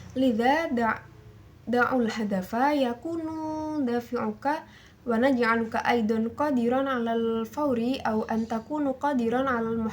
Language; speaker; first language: Arabic; non-native, learner; Indonesian